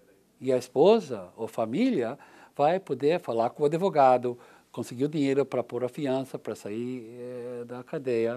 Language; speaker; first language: Portuguese; non-native, learner; English